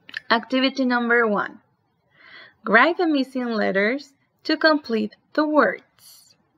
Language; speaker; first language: English; non-native, fluent; Spanish